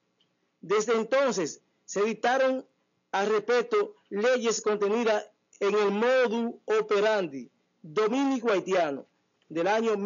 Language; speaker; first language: Spanish; native; Spanish